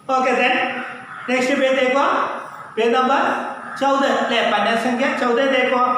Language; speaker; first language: Hindi; non-native, local second language; Malayalam